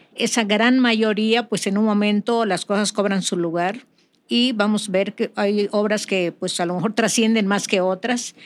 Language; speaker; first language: Spanish; native; Spanish